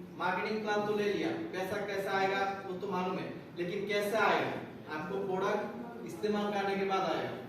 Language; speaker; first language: Hindi; non-native, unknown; Bangla